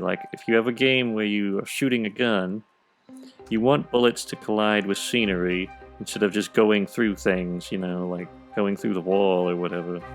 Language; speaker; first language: English; native; English